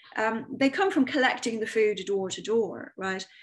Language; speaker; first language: English; native; English